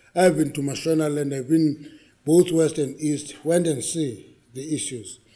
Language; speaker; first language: English; non-native, local second language; Xhosa